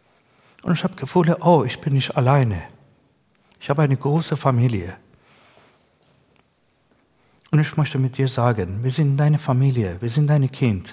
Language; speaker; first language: German; non-native, learner; Persian